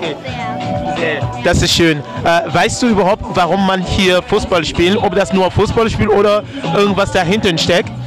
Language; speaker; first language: German; non-native, fluent; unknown